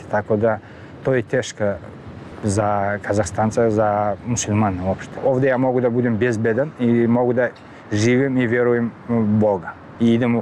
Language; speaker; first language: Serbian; non-native, fluent; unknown